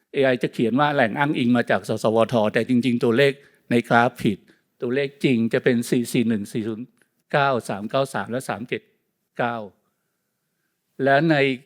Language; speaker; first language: Thai; native; Thai